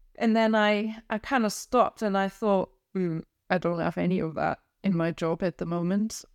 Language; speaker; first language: English; non-native, fluent; German